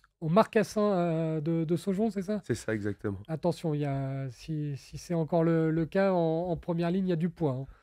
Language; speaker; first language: French; native; French